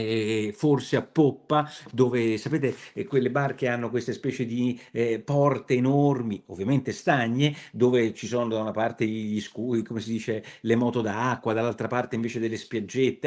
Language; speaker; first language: Italian; native; Italian